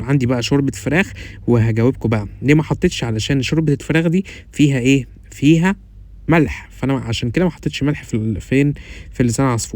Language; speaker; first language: Arabic; native; Arabic